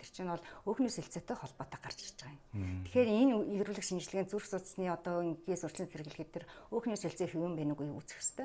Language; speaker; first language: Mongolian; native; Mongolian